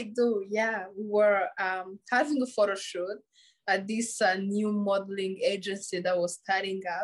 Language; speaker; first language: English; non-native, local second language; Kinyarwanda